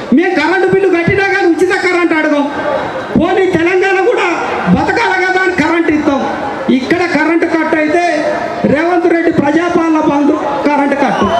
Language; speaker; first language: Telugu; non-native, local second language; Koya